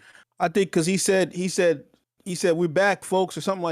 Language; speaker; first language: English; native; English